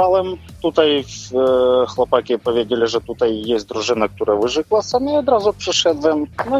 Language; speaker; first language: Polish; non-native, learner; Ukrainian